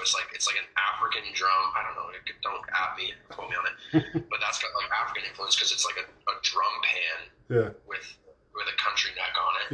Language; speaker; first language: English; native; English